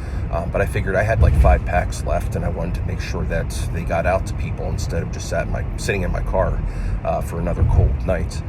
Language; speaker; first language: English; native; English